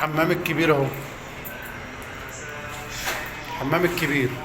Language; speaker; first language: Arabic; native; Arabic